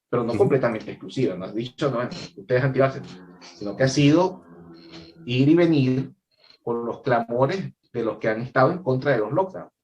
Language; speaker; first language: Spanish; native; Spanish